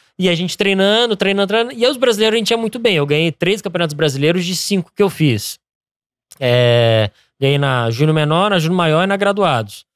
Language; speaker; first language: Portuguese; early bilingual, other home language; English